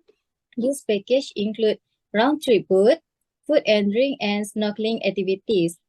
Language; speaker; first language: English; non-native, fluent; Malay